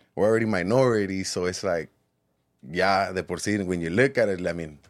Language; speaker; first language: English; early bilingual, other home language; Spanish